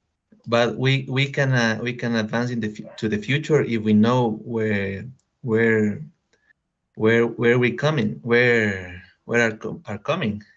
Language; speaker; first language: English; non-native, learner; Spanish